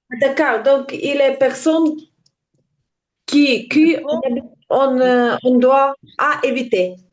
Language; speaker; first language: French; non-native, learner; Ukrainian